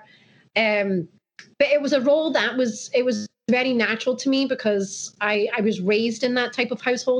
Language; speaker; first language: English; native; English